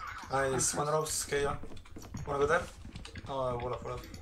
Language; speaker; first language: English; non-native, learner; Italian